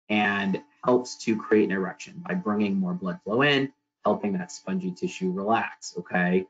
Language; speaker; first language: English; native; English